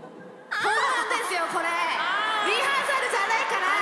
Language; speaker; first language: Japanese; non-native, learner; Korean